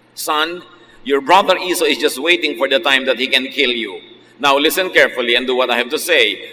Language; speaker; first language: English; non-native, local second language; Filipino